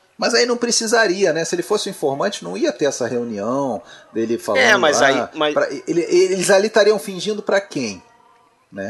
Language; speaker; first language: Portuguese; native; Portuguese